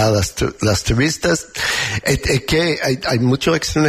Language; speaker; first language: Spanish; non-native, learner; English